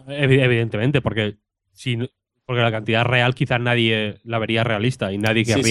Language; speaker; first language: Spanish; native; Spanish